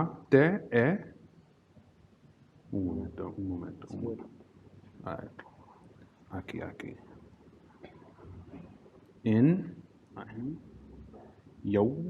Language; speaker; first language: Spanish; non-native, learner; English